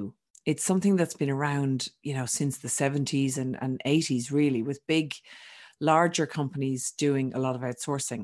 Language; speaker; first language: English; native; English